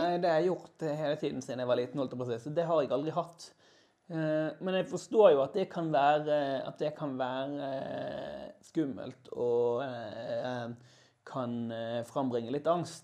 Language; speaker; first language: Norwegian; native; Norwegian